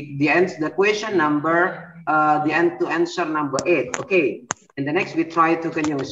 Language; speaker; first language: English; non-native, learner; Indonesian